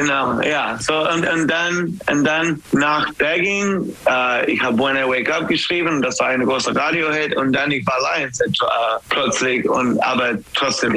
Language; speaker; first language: German; non-native, learner; English